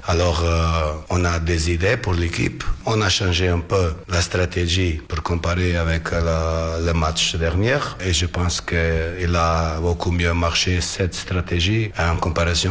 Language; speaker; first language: French; non-native, fluent; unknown